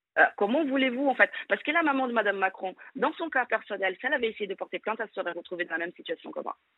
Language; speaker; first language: French; non-native, fluent; Portuguese